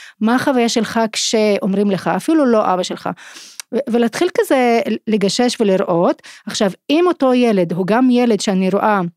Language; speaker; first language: Hebrew; non-native, local second language; Arabic